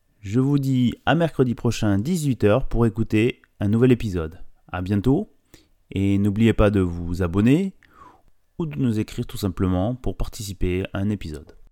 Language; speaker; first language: French; native; French